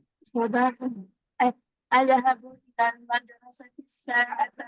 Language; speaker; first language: Arabic; non-native, learner; Indonesian